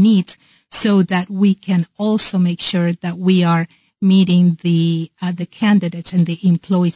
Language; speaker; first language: English; non-native, fluent; Spanish